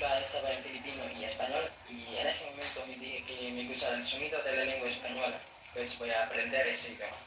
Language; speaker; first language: Spanish; non-native, learner; Filipino